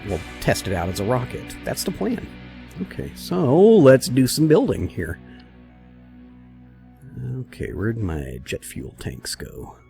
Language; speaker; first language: English; native; English